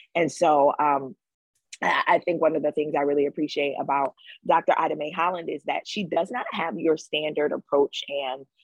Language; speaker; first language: English; native; English